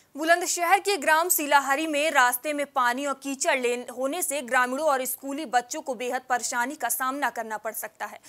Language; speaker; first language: Hindi; native; Hindi